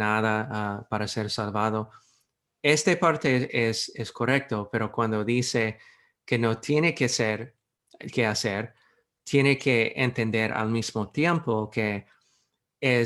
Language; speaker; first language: Spanish; non-native, fluent; English